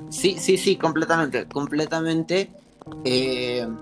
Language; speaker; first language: Spanish; native; Spanish